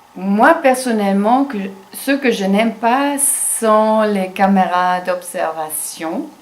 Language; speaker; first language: French; non-native, fluent; German